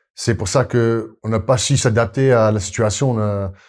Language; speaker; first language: French; non-native, fluent; Afrikaans